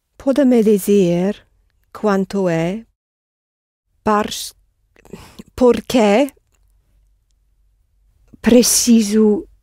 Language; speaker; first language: Portuguese; non-native, learner; English